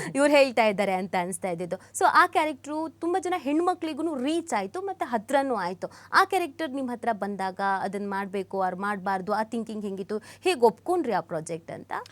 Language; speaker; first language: Kannada; native; Kannada